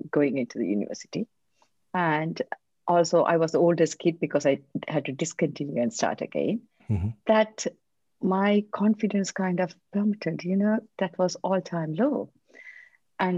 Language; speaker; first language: English; non-native, local second language; Tamil